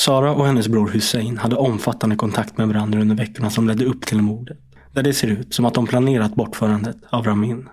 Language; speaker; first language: Swedish; native; Swedish